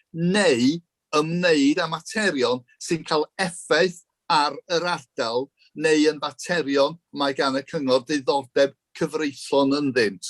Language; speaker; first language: Welsh; native; Welsh